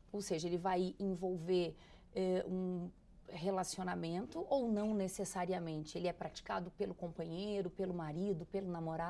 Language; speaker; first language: Portuguese; native; Portuguese